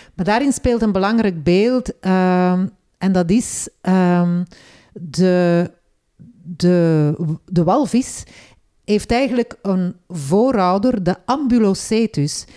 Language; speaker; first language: Dutch; native; Dutch